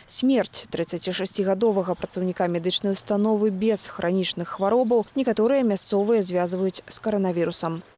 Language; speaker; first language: Belarusian; native; Belarusian